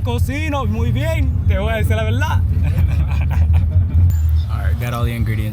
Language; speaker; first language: Spanish; non-native, learner; English